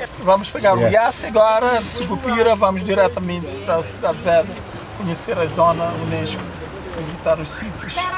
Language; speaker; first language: Portuguese; non-native, local second language; Kabuverdianu